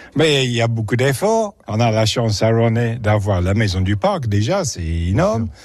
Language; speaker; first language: French; non-native, fluent; English